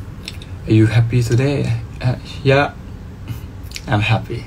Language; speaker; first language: English; non-native, learner; Thai